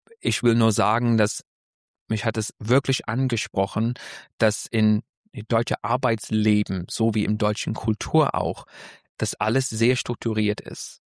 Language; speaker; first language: German; non-native, fluent; English